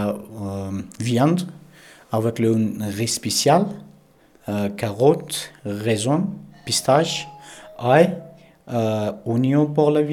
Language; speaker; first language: French; non-native, learner; Pashto